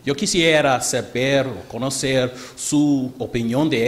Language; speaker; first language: Spanish; non-native, learner; English